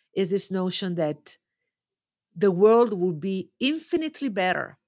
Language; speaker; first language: English; non-native, fluent; Italian